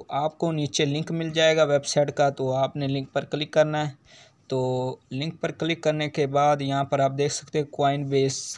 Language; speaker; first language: Hindi; native; Hindi